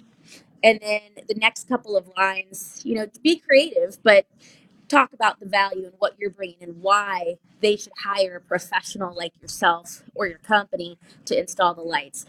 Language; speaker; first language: English; native; English